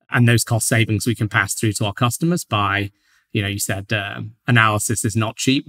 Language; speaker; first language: English; native; English